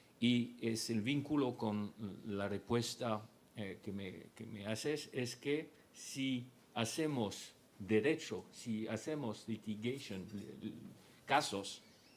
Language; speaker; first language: Spanish; non-native, fluent; French